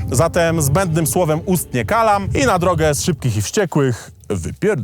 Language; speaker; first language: Polish; native; Polish